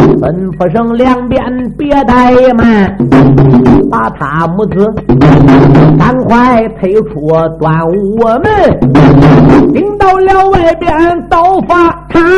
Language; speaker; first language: Chinese; native; Chinese